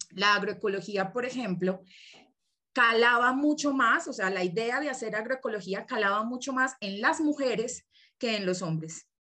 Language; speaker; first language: Spanish; native; Spanish